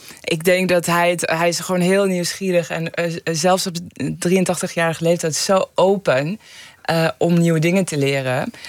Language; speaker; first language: Dutch; early bilingual, other home language; Persian